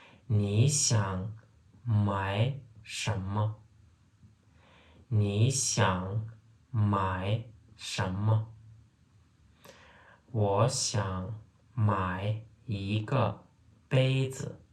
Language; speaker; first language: Chinese; non-native, fluent; Turkmen